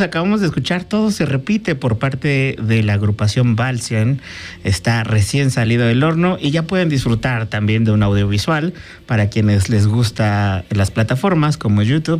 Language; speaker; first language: Spanish; native; Spanish